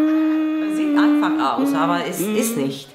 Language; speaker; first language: German; non-native, learner; Italian